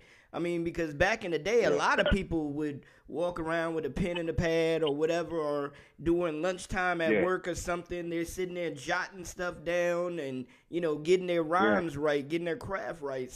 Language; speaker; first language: English; native; English